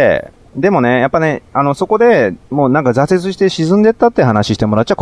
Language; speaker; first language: Japanese; native; Japanese